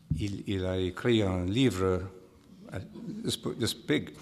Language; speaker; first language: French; non-native, fluent; English